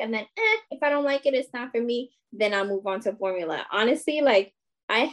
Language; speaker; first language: English; non-native, fluent; French